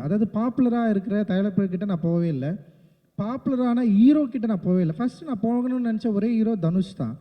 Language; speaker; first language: Tamil; native; Tamil